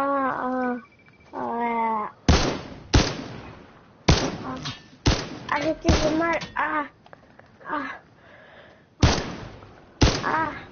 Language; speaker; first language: French; native; French